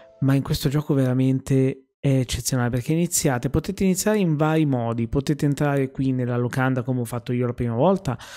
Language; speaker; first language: Italian; native; Italian